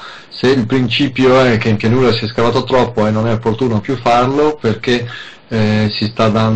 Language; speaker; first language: Italian; native; Italian